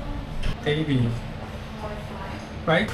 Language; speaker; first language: English; non-native, learner; Korean